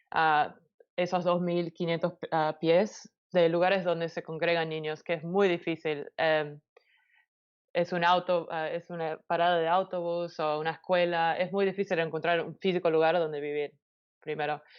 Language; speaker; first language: Spanish; early bilingual, heritage; Spanish